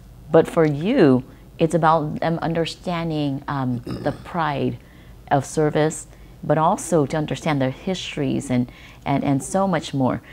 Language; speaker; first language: English; early bilingual, other home language; Vietnamese